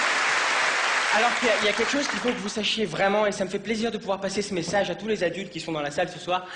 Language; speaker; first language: French; native; French